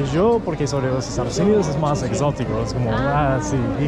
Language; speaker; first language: Spanish; non-native, learner; English